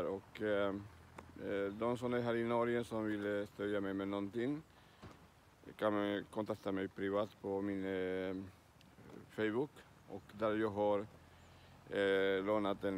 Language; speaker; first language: Swedish; non-native, learner; Spanish